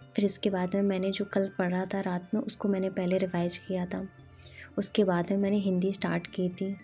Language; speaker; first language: Hindi; native; Hindi